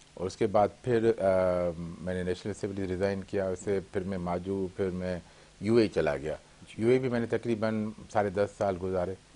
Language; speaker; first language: Urdu; native; Urdu